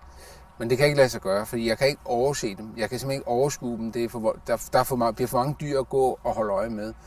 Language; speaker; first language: Danish; native; Danish